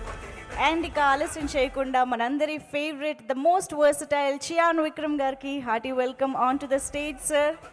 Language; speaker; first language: Telugu; native; Telugu